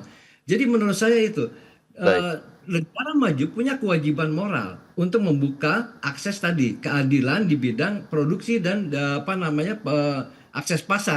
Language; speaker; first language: Indonesian; native; Indonesian